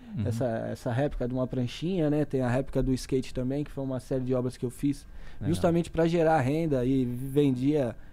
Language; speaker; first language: Portuguese; native; Portuguese